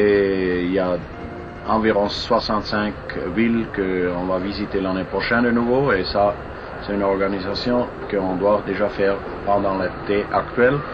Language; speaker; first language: French; non-native, fluent; German